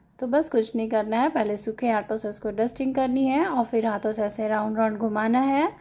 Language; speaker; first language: Hindi; native; Hindi